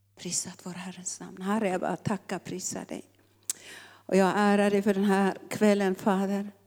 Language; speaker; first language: Swedish; non-native, fluent; Tigrinya